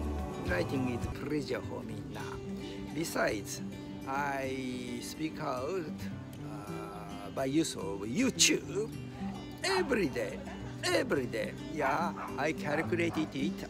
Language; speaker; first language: English; non-native, learner; Japanese